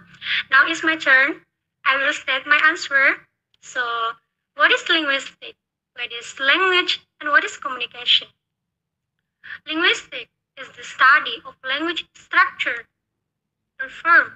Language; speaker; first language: English; non-native, learner; Indonesian